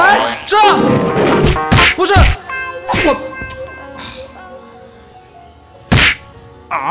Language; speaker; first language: Chinese; native; Chinese